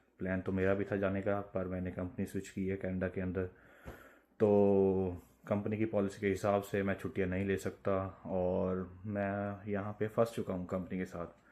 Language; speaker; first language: Hindi; non-native, local second language; Punjabi